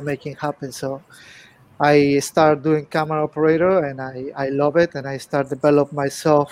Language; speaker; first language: English; non-native, fluent; Spanish